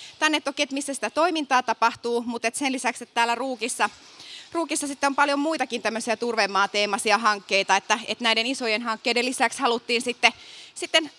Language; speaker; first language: Finnish; native; Finnish